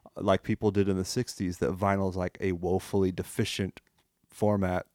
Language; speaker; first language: English; non-native, fluent; French